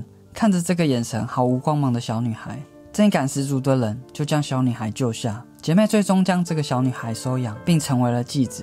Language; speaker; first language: Chinese; native; Chinese